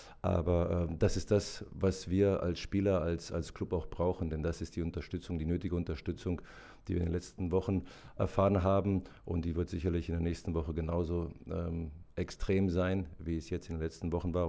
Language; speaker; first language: German; native; German